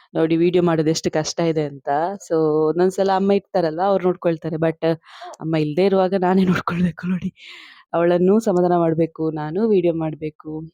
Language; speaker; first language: Kannada; non-native, local second language; Tulu